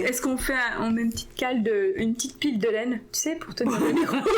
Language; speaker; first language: French; native; French